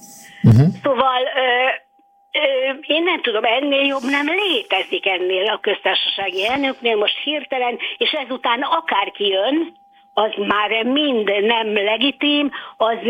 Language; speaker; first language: Hungarian; native; Hungarian